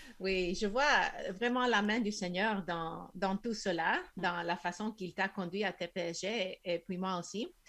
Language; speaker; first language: French; non-native, fluent; Spanish